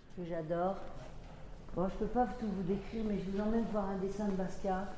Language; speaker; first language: French; native; French